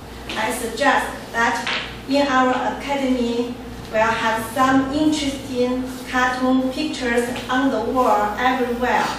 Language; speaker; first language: English; non-native, learner; Chinese